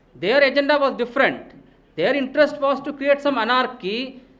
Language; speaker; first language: English; non-native, local second language; Tamil